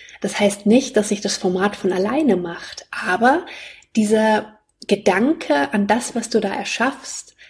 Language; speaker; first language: German; native; German